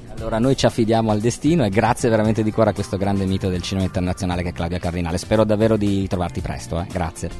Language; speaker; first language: Italian; native; Italian